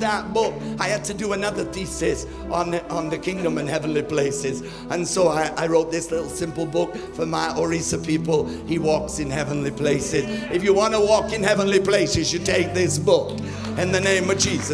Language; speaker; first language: English; native; English